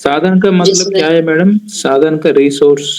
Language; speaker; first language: Hindi; non-native, learner; Telugu